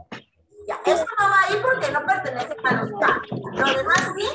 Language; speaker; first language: Spanish; native; Spanish